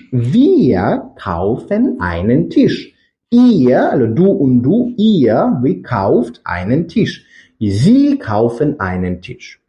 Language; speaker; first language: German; non-native, fluent; Ukrainian